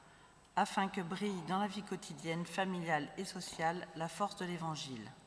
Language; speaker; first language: French; native; French